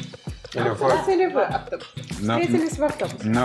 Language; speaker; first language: Russian; early bilingual, other home language; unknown